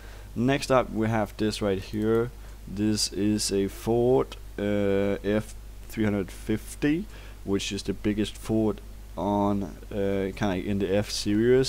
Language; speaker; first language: English; non-native, fluent; Danish